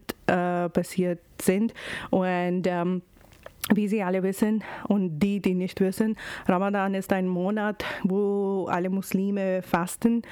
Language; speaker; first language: German; non-native, fluent; Urdu